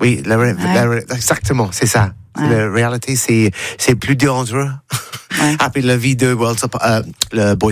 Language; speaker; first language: French; non-native, learner; English